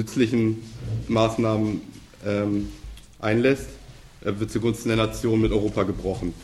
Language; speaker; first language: German; native; German